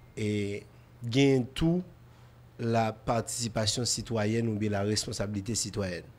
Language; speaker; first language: French; non-native, local second language; Haitian Creole